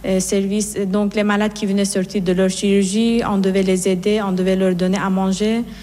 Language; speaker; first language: French; non-native, fluent; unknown